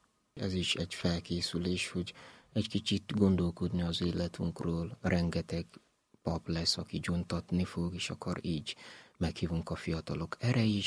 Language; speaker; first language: Hungarian; non-native, learner; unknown